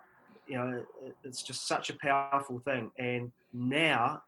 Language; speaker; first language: English; native; English